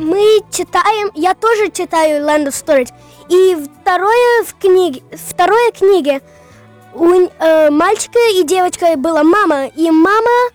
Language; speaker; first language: Russian; early bilingual, heritage; Russian